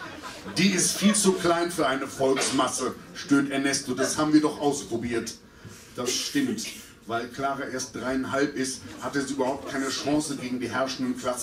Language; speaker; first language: German; native; German